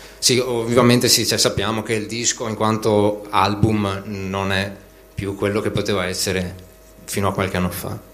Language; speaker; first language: Italian; native; Italian